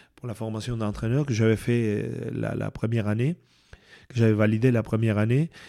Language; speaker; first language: French; non-native, fluent; Spanish